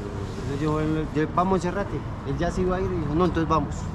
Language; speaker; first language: Spanish; native; Spanish